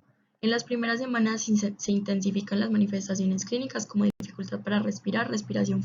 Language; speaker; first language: Spanish; native; Spanish